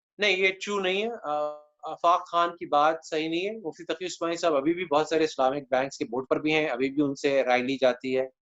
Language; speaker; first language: Urdu; native; Urdu